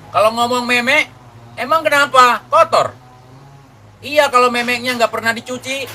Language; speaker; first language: Indonesian; non-native, local second language; Achinese